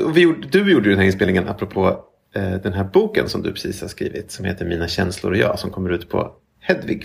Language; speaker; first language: Swedish; native; Swedish